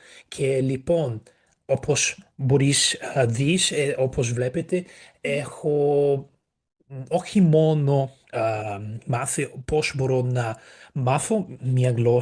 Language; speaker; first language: Greek; non-native, fluent; Portuguese